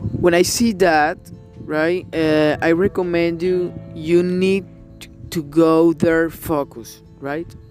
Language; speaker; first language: English; non-native, learner; Spanish